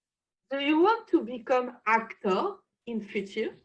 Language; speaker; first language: English; non-native, learner; French